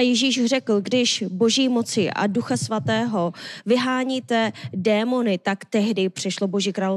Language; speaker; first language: Czech; non-native, learner; Korean